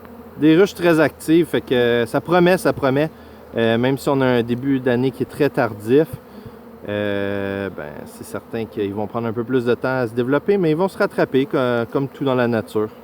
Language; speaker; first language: French; native; French